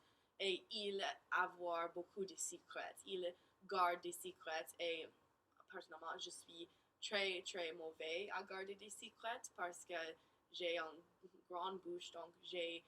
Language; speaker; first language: French; non-native, learner; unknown